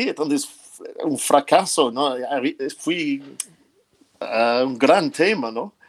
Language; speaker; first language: Spanish; non-native, fluent; English